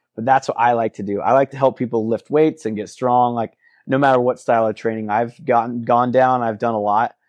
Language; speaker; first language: English; native; English